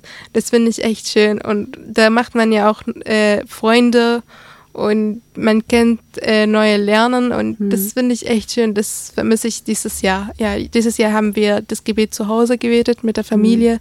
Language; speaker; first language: German; early bilingual, other home language; Arabic